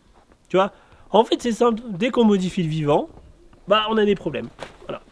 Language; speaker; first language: French; native; French